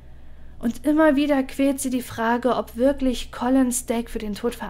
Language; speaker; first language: German; native; German